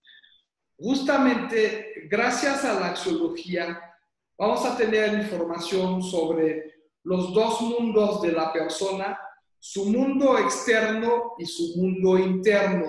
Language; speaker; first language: Spanish; non-native, fluent; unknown